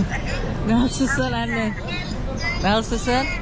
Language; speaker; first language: Turkish; non-native, learner; Indonesian